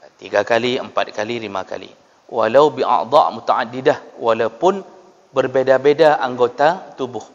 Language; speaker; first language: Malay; non-native, local second language; Achinese